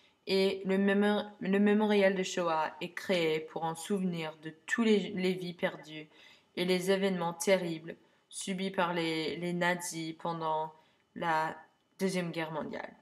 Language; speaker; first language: French; non-native, learner; English